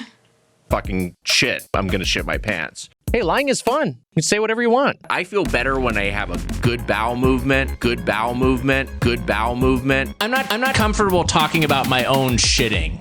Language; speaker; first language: English; native; English